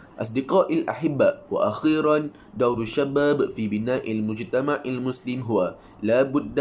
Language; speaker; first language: Arabic; non-native, learner; Malay